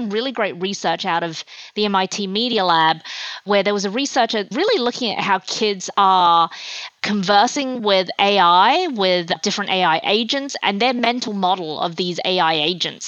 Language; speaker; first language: English; native; English